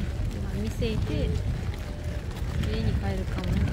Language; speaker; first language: Japanese; non-native, learner; Russian